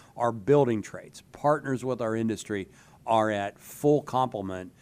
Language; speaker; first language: English; native; English